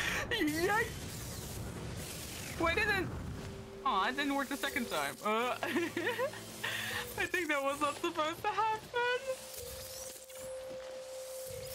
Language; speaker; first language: English; non-native, fluent; Dutch